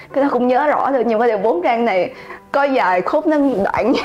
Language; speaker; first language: Vietnamese; early bilingual, heritage; Vietnamese